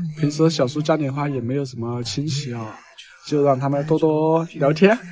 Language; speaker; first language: Chinese; native; Chinese